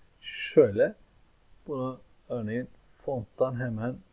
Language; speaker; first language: Turkish; native; Turkish